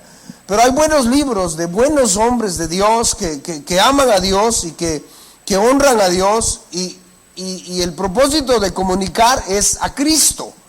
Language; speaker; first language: Spanish; native; Spanish